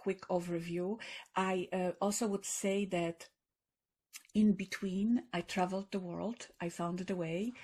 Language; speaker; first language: English; non-native, fluent; Polish